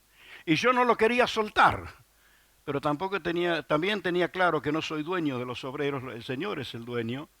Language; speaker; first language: Spanish; native; Spanish